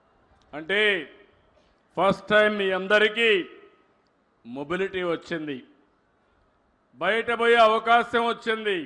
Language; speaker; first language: Telugu; native; Telugu